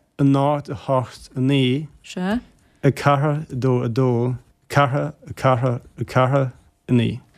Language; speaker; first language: Irish; non-native, fluent; German